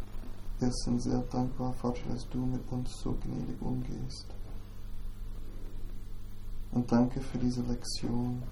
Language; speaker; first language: German; non-native, learner; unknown